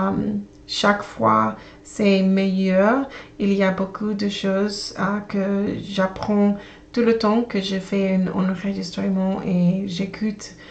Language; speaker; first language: French; non-native, learner; English